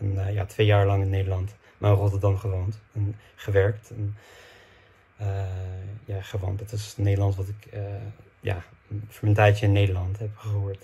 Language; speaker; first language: Dutch; non-native, fluent; English